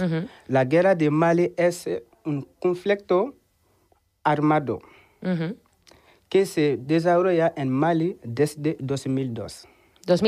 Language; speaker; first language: Spanish; non-native, learner; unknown